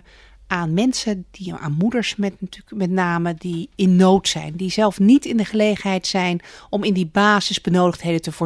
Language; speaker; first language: Dutch; native; Dutch